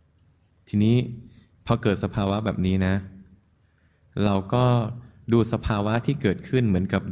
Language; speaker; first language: Thai; native; Thai